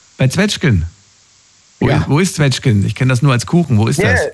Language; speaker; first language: German; native; German